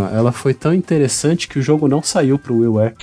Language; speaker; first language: Portuguese; native; Portuguese